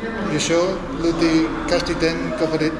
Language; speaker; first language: Russian; non-native, learner; English